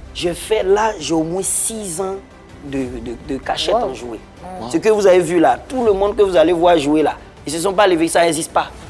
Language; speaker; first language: French; non-native, local second language; Baoulé